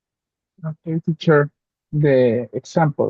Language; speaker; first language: English; non-native, learner; Spanish